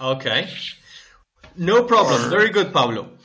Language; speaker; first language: English; non-native, fluent; Spanish